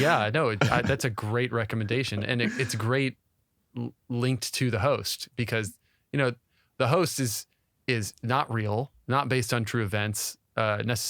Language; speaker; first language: English; native; English